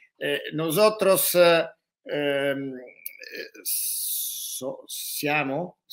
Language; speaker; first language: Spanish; non-native, learner; Italian